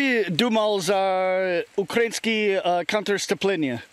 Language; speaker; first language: Russian; non-native, learner; English